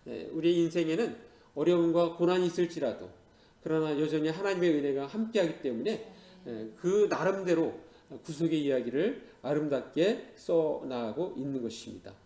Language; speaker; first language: Korean; native; Korean